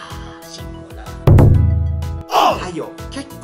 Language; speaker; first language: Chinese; non-native, fluent; Japanese